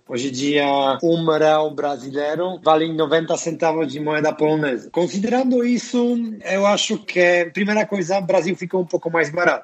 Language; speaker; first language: Portuguese; non-native, fluent; Polish